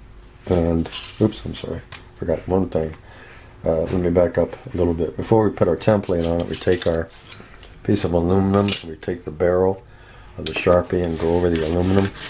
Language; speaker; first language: English; native; English